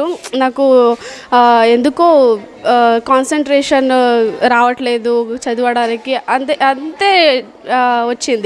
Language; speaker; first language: Telugu; non-native, learner; Kannada